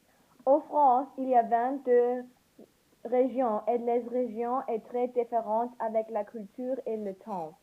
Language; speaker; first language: French; non-native, learner; English